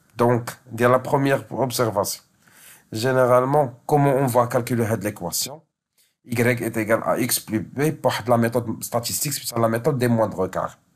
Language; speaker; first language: French; non-native, local second language; Arabic